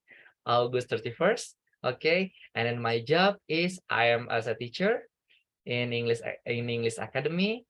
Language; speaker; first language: English; non-native, fluent; Indonesian